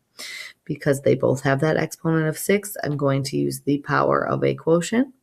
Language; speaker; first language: English; native; English